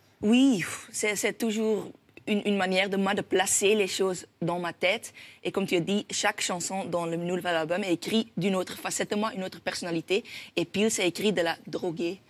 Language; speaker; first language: French; non-native, local second language; Dutch